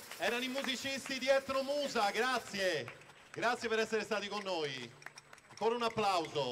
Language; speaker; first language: Italian; native; Italian